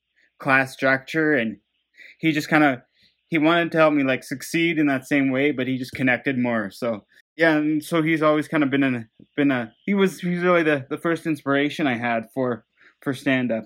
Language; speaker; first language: English; non-native, fluent; Dutch